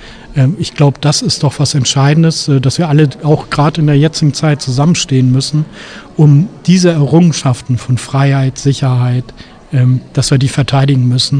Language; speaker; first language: German; native; German